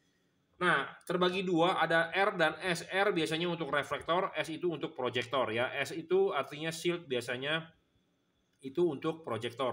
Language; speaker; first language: Indonesian; native; Indonesian